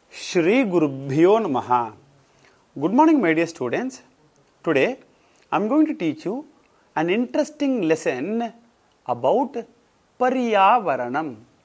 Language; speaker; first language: English; non-native, local second language; Tamil